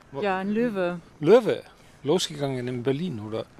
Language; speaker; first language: German; non-native, learner; Icelandic